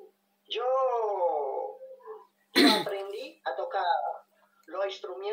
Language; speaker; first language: Spanish; non-native, learner; Portuguese